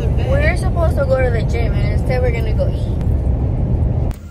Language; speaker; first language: English; early bilingual, other home language; Spanish